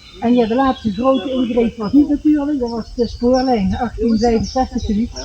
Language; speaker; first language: Dutch; native; Dutch